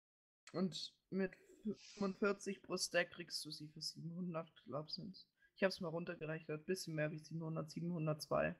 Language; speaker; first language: German; native; German